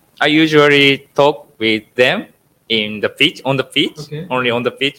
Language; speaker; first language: English; non-native, learner; Japanese